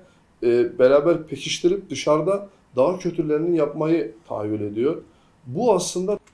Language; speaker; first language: Turkish; native; Turkish